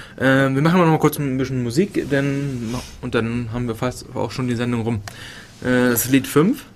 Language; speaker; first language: German; native; German